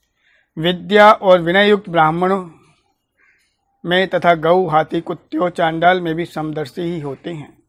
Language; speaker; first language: Hindi; native; Hindi